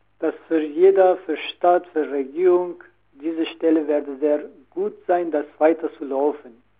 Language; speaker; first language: German; non-native, learner; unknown